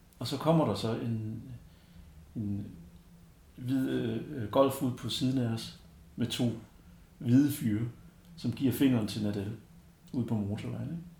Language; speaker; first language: Danish; early bilingual, other home language; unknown